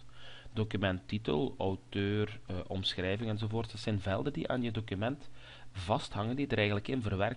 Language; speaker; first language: Dutch; native; Dutch